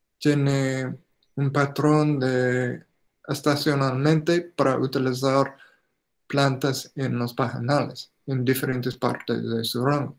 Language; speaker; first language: Spanish; non-native, fluent; English